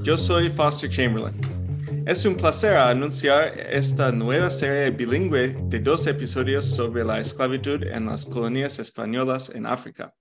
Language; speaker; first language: Spanish; non-native, fluent; English